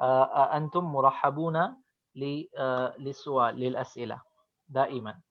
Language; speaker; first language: Arabic; non-native, fluent; Urdu